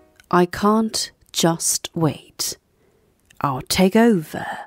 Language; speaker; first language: English; non-native, fluent; Korean